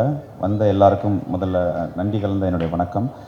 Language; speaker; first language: Tamil; native; Tamil